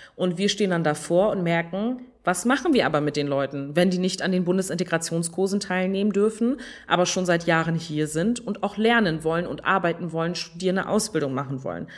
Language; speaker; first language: German; early bilingual, other home language; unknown